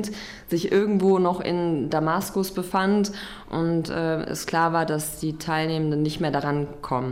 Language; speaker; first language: German; native; German